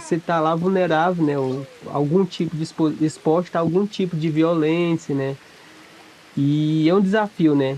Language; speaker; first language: Portuguese; non-native, local second language; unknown